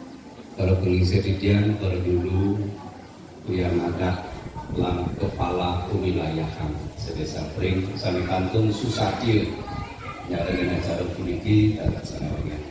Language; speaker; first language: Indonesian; non-native, local second language; Balinese